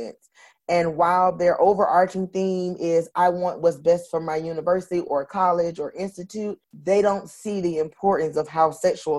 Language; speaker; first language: English; native; English